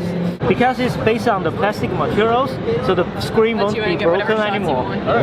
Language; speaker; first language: English; non-native, fluent; Chinese